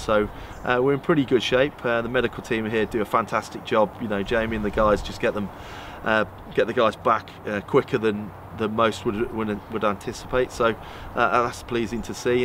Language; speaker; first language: English; native; English